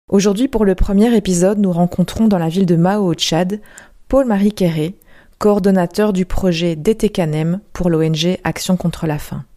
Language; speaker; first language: French; native; French